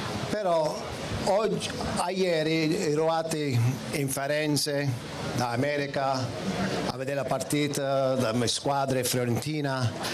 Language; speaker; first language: Italian; early bilingual, heritage; Italian